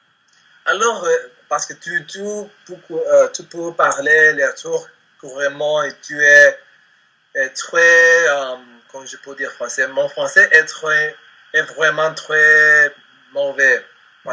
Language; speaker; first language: French; non-native, learner; Spanish